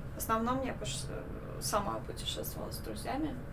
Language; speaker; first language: Russian; non-native, local second language; Armenian